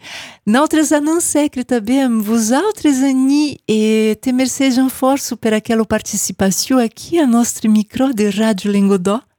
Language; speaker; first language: French; non-native, fluent; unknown